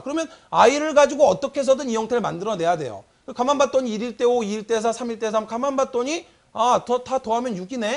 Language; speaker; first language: Korean; native; Korean